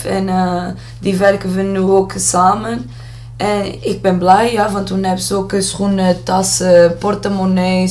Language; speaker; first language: Dutch; non-native, learner; Portuguese